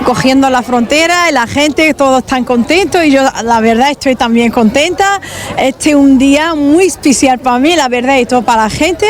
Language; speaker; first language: Spanish; non-native, learner; Arabic